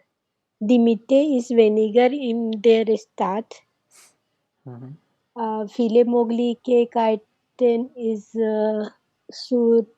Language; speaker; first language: German; non-native, learner; Hindi